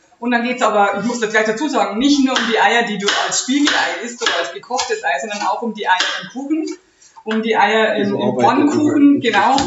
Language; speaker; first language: German; native; German